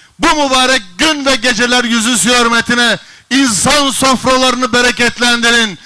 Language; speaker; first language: Turkish; native; Turkish